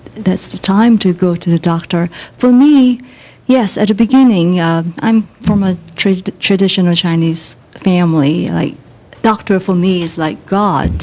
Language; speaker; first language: English; non-native, local second language; Cantonese